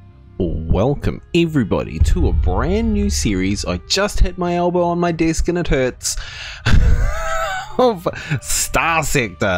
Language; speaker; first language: English; native; English